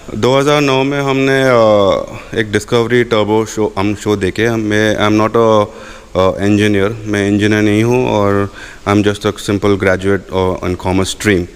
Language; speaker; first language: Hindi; non-native, local second language; Marathi